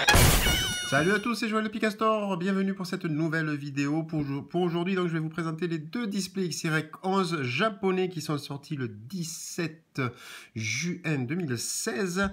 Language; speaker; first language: French; native; French